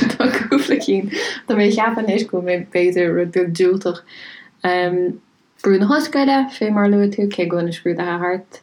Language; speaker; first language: Irish; native; Irish